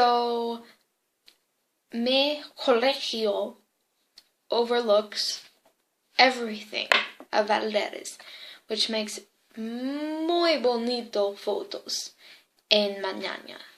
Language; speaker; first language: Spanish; non-native, learner; English